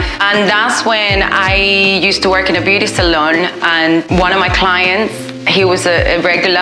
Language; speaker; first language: English; non-native, fluent; Spanish